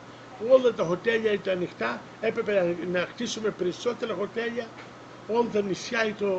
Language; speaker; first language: Greek; early bilingual, other home language; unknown